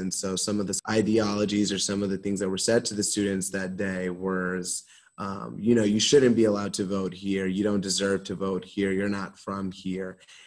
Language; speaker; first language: English; native; English